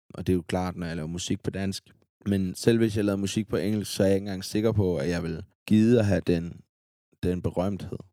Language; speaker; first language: Danish; native; Danish